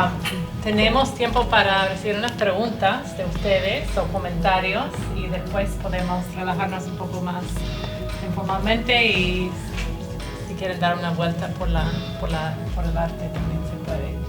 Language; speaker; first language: Spanish; non-native, fluent; English